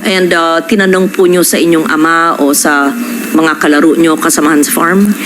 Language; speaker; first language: Filipino; native; Filipino